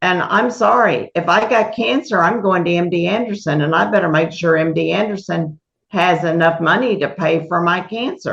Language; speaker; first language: English; native; English